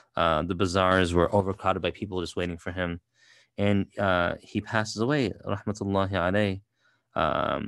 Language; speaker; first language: English; native; English